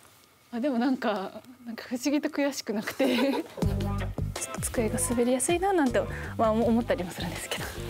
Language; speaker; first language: Japanese; native; Japanese